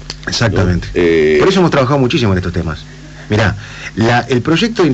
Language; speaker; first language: Spanish; native; Spanish